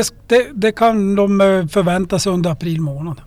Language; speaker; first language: Swedish; native; Swedish